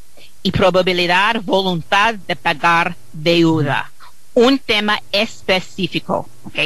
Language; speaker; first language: Spanish; non-native, fluent; English